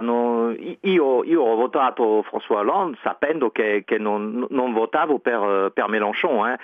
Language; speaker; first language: Italian; non-native, fluent; French